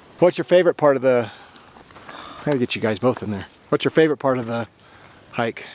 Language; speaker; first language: English; native; English